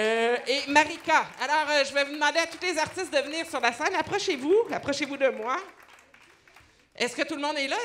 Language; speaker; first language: French; native; French